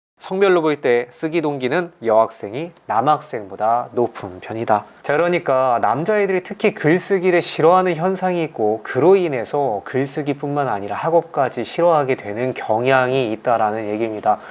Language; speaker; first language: Korean; native; Korean